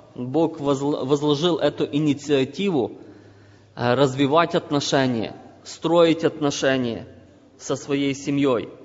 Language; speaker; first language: Russian; non-native, local second language; Ukrainian